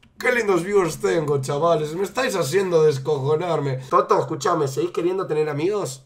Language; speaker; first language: Spanish; native; Spanish